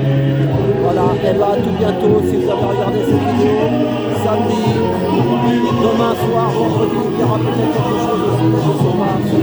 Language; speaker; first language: French; native; French